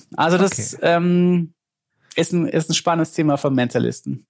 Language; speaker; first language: German; native; German